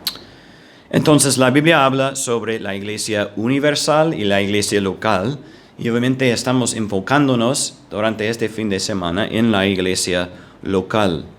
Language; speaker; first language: Spanish; non-native, fluent; English